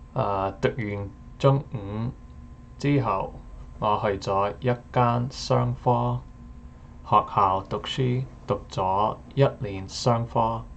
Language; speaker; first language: Cantonese; non-native, learner; English